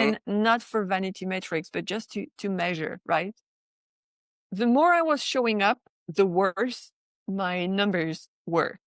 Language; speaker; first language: English; non-native, fluent; French